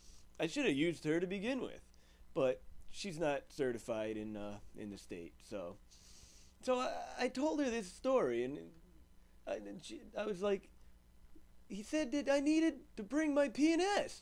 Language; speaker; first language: English; native; English